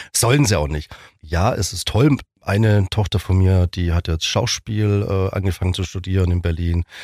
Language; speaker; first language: German; native; German